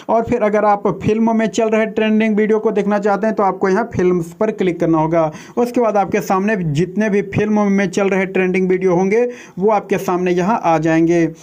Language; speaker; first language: Hindi; native; Hindi